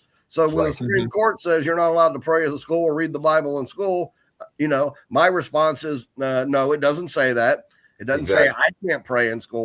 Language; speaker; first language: English; native; English